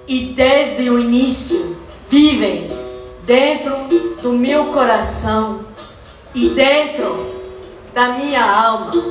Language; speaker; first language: Portuguese; non-native, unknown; English